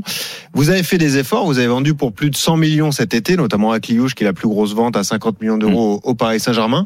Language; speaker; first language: French; native; French